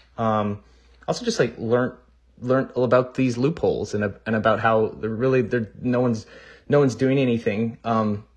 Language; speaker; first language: English; native; English